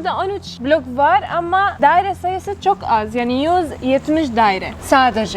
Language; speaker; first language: Turkish; non-native, learner; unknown